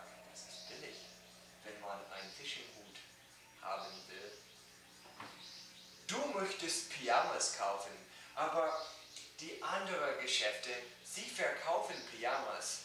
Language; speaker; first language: German; non-native, learner; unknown